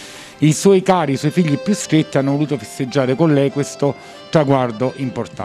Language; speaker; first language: Italian; native; Italian